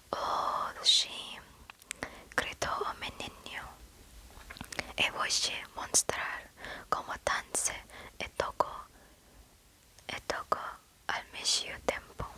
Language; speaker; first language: Portuguese; non-native, learner; English